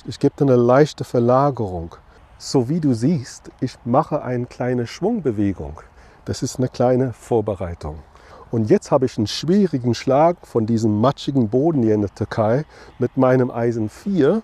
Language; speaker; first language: German; non-native, fluent; English